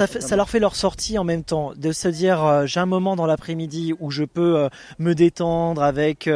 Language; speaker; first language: French; native; French